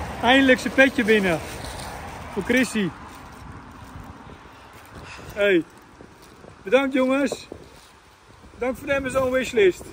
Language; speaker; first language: Dutch; native; Dutch